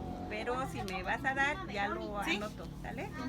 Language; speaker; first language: Spanish; native; Spanish